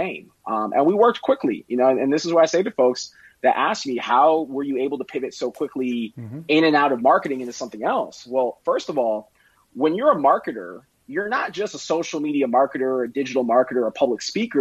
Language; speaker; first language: English; native; English